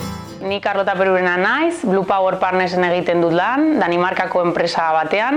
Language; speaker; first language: Basque; non-native, local second language; Spanish